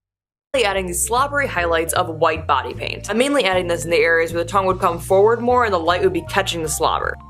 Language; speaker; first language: English; native; English